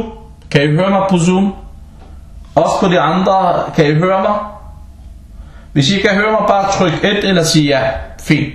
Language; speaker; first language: Danish; early bilingual, other home language; Arabic